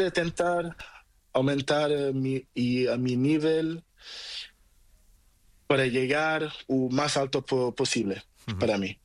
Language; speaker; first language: Spanish; non-native, learner; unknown